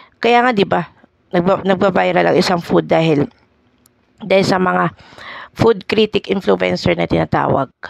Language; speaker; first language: Filipino; non-native, local second language; Hiligaynon